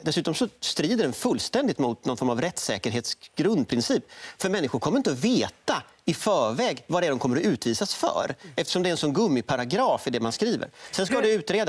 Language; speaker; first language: Swedish; native; Swedish